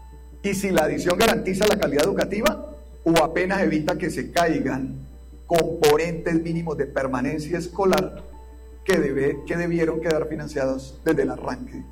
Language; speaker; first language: Spanish; native; Spanish